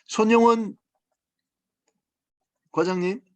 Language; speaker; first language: Korean; native; Korean